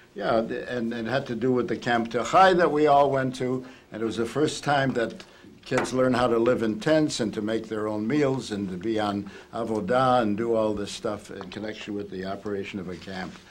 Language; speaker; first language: English; native; English